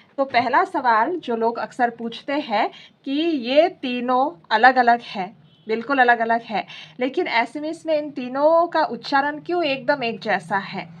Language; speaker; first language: Hindi; non-native, local second language; Assamese